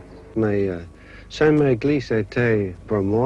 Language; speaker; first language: French; non-native, learner; English